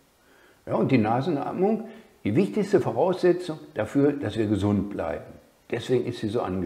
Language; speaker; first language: German; native; German